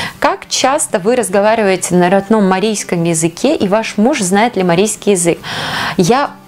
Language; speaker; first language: Russian; non-native, local second language; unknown